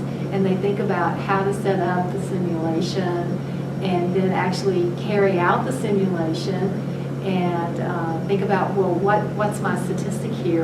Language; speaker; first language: English; native; English